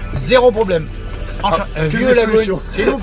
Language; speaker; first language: French; native; French